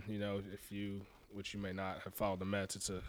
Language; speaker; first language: English; native; English